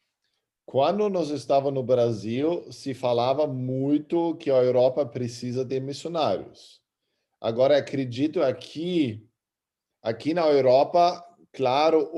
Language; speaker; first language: Portuguese; early bilingual, other home language; German